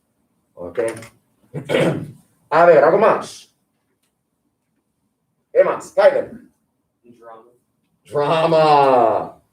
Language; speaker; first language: Spanish; non-native, fluent; English